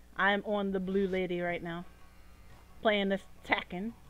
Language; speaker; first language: English; native; English